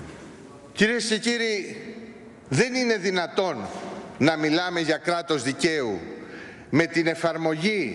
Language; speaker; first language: Greek; native; Greek